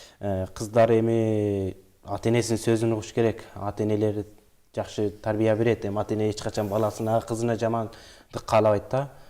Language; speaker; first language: Kyrgyz; early bilingual, heritage; Kyrgyz